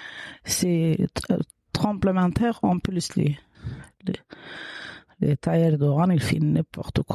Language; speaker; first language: French; non-native, learner; Kurdish